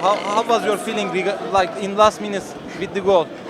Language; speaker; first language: English; non-native, learner; Turkish